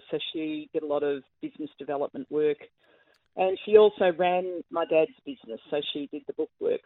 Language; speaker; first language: English; native; English